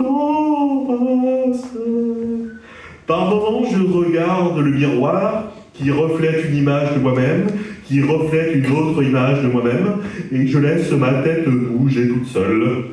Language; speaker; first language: French; native; French